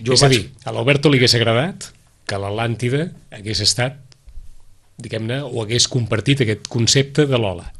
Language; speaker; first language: Catalan; native; Catalan